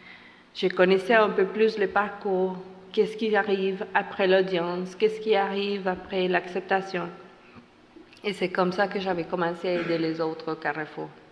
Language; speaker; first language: French; non-native, fluent; Spanish